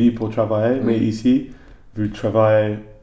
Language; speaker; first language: French; non-native, learner; English